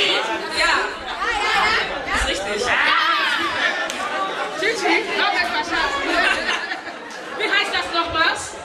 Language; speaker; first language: German; non-native, fluent; Igbo